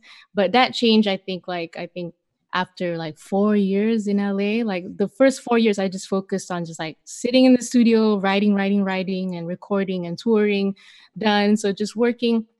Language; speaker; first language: English; non-native, local second language; Malay